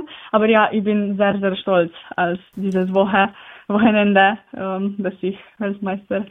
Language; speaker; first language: German; non-native, learner; Slovenian